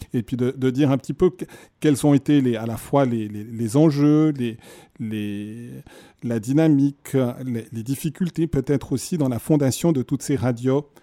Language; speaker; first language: French; native; French